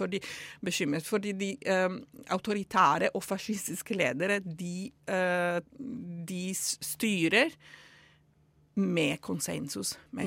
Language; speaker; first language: Norwegian; non-native, fluent; Italian